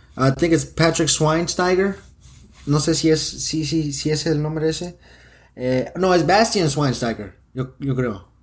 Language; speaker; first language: Spanish; early bilingual, heritage; Spanish